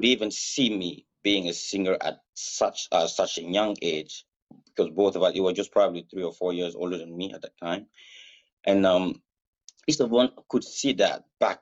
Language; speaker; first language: English; non-native, fluent; Mossi